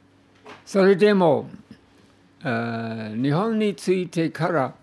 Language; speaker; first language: Japanese; non-native, fluent; English